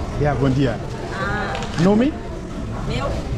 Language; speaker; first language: Portuguese; non-native, learner; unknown